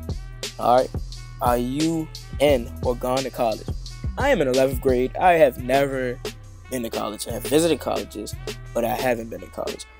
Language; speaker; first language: English; native; English